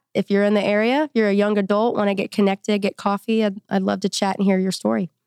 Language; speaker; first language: English; native; English